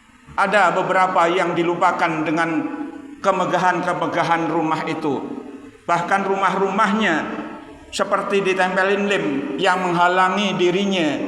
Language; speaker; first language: Indonesian; native; Indonesian